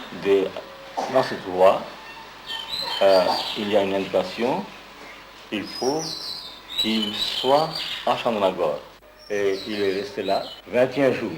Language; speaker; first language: French; non-native, local second language; Bangla